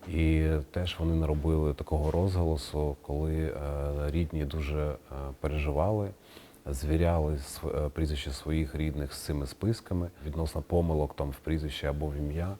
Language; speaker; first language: Ukrainian; native; Ukrainian